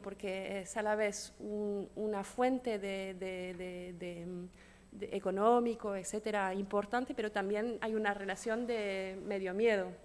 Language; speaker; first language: Spanish; non-native, fluent; French